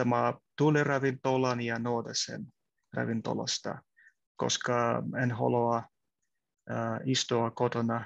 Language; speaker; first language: Finnish; non-native, learner; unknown